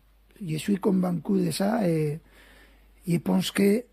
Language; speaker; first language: French; non-native, fluent; Spanish